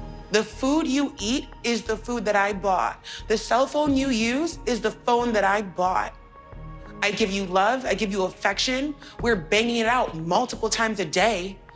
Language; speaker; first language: English; native; English